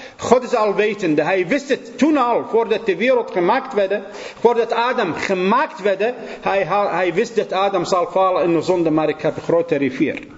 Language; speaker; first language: Dutch; non-native, fluent; Assyrian Neo-Aramaic